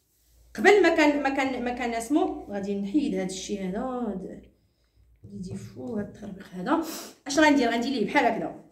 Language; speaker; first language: Arabic; native; Arabic